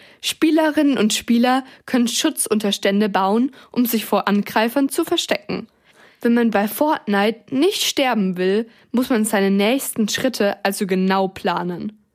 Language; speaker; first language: German; native; German